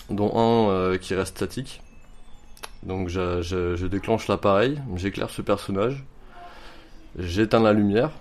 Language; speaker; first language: French; native; French